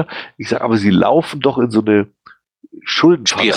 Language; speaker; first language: German; native; German